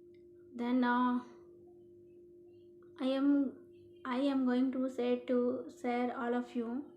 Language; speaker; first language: English; non-native, learner; Hindi